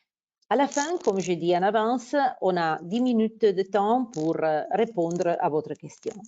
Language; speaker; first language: French; non-native, fluent; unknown